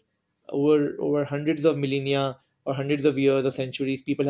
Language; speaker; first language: English; non-native, local second language; Hindi